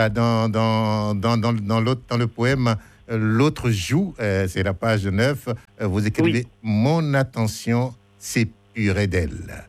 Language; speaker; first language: French; native; French